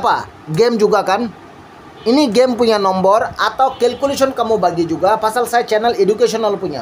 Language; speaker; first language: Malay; non-native, learner; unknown